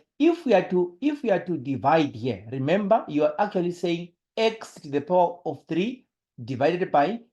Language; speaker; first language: English; non-native, local second language; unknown